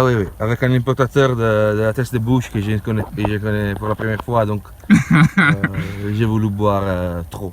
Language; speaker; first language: French; non-native, learner; Italian